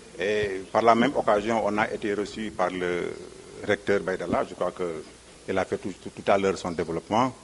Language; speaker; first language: French; non-native, local second language; Wolof